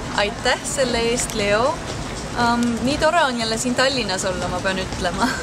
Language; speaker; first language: Estonian; early bilingual, heritage; Estonian